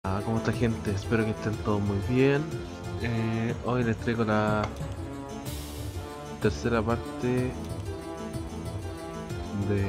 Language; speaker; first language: Spanish; native; Spanish